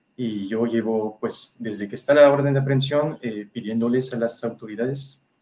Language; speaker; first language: Spanish; non-native, fluent; French